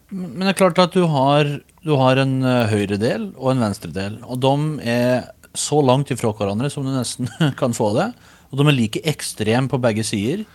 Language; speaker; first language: Norwegian; native; Norwegian